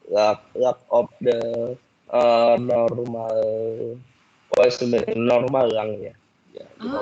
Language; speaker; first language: English; non-native, learner; Indonesian